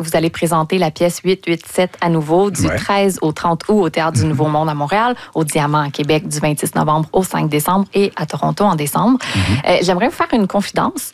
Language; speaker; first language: French; native; French